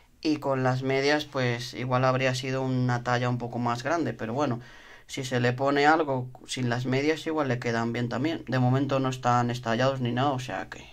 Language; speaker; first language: Spanish; native; Spanish